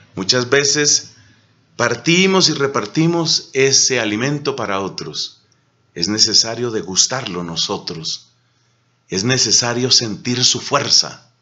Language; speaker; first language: Spanish; native; Spanish